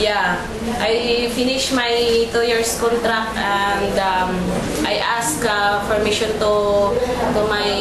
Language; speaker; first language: English; non-native, learner; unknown